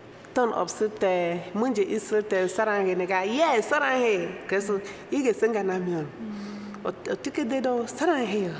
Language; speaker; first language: Korean; non-native, learner; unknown